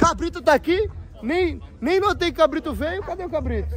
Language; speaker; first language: Portuguese; native; Portuguese